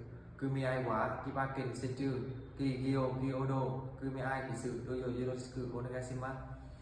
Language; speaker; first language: Japanese; non-native, learner; Vietnamese